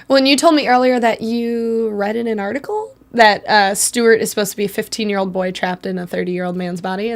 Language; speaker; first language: English; native; English